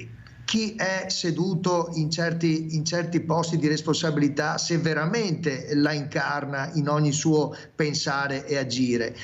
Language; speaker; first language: Italian; native; Italian